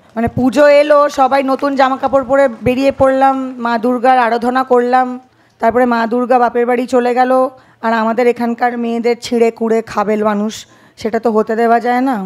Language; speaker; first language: Bangla; native; Bangla